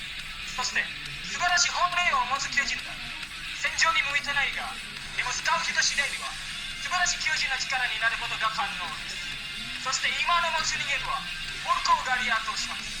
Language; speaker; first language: Japanese; non-native, learner; Indonesian